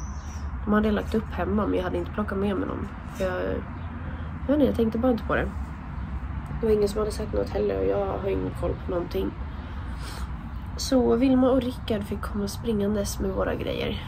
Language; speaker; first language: Swedish; native; Swedish